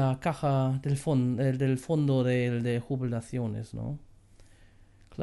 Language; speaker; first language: Spanish; non-native, fluent; German